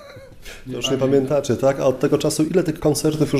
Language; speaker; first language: Polish; native; Polish